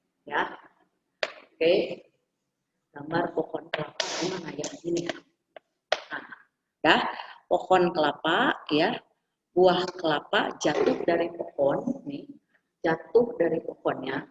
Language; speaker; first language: Indonesian; native; Indonesian